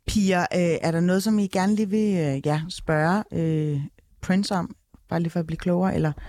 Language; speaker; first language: Danish; early bilingual, other home language; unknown